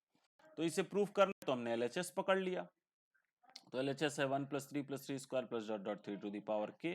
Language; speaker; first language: Hindi; native; Hindi